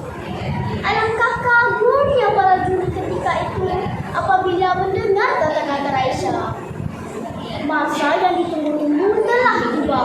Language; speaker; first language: Malay; native; Malay